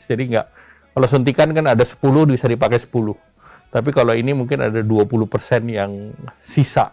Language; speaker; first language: Indonesian; native; Indonesian